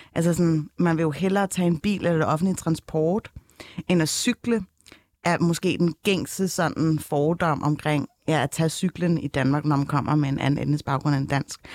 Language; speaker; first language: Danish; early bilingual, other home language; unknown